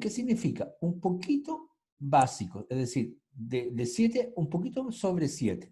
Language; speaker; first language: Spanish; native; Spanish